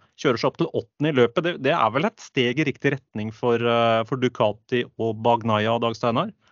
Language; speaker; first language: Norwegian; native; Norwegian